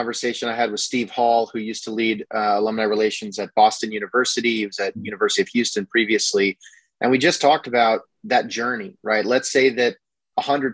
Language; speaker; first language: English; native; English